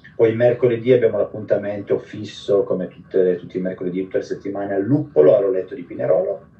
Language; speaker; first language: Italian; native; Italian